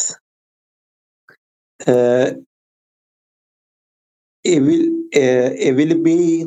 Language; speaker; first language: English; non-native, learner; Turkish